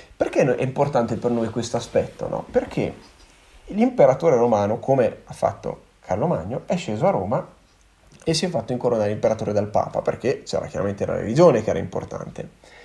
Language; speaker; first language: Italian; native; Italian